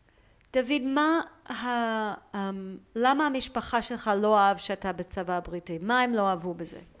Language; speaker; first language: Hebrew; native; Hebrew